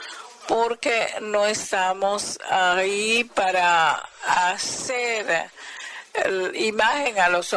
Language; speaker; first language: Spanish; non-native, fluent; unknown